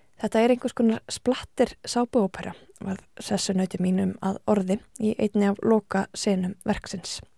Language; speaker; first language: Icelandic; native; Icelandic